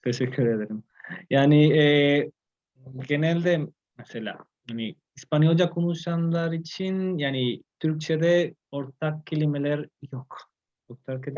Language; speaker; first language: Turkish; non-native, fluent; Spanish